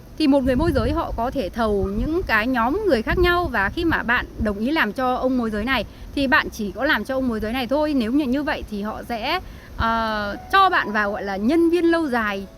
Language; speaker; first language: Vietnamese; native; Vietnamese